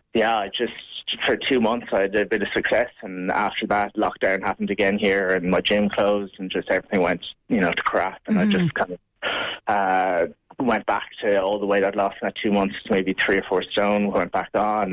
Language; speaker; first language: English; native; English